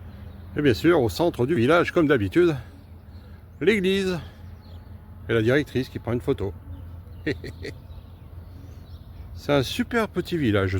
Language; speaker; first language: French; native; French